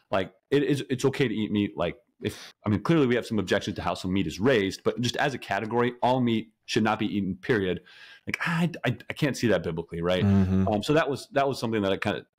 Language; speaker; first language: English; native; English